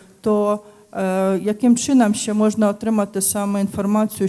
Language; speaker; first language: Ukrainian; native; Ukrainian